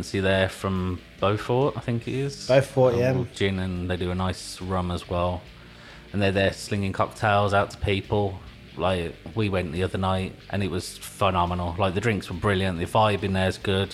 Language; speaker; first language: English; native; English